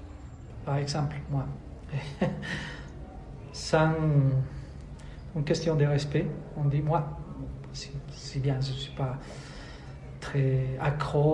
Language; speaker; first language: French; non-native, fluent; Spanish